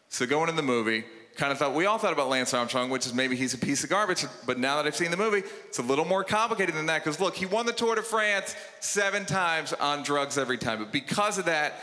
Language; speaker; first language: English; native; English